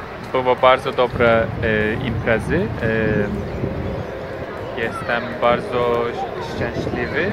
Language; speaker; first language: Polish; non-native, learner; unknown